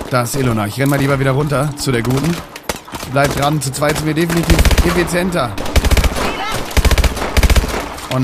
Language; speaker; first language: German; native; German